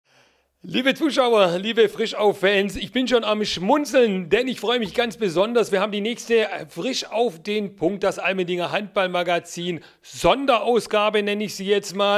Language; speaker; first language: German; native; German